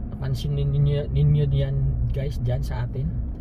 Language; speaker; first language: Filipino; non-native, local second language; Aklanon